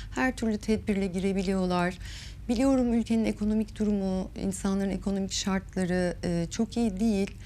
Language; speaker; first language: Turkish; native; Turkish